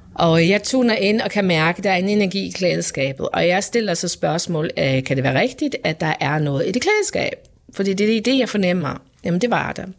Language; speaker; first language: Danish; non-native, local second language; Faroese